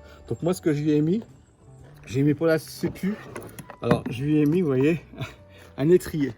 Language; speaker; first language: French; native; French